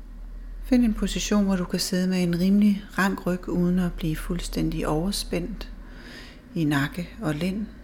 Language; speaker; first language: Danish; native; Danish